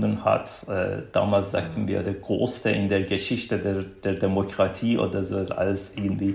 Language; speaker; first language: German; non-native, fluent; Persian